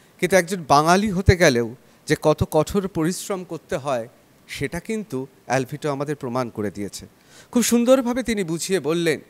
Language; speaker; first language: Bangla; native; Bangla